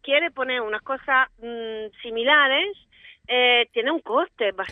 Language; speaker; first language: Spanish; non-native, fluent; Italian